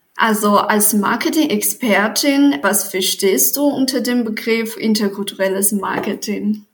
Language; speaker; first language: German; non-native, fluent; Chinese